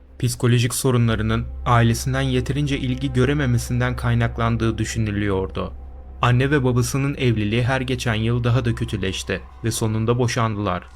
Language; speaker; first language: Turkish; native; Turkish